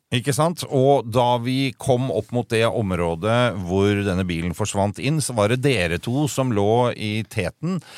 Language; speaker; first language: Norwegian; native; Norwegian